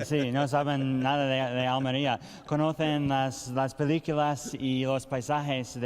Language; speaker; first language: Spanish; early bilingual, heritage; English